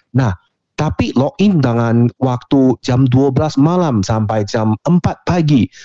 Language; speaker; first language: Indonesian; non-native, fluent; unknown